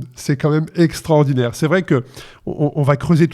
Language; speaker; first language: French; native; French